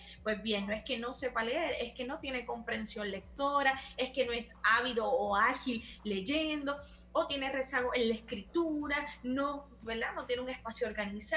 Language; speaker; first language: Spanish; native; Spanish